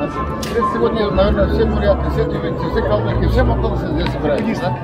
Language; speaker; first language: Russian; non-native, fluent; Mongolian